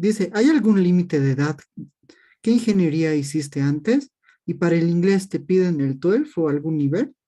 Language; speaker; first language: Spanish; native; Spanish